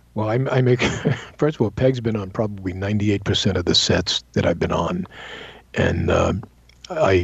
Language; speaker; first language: English; native; English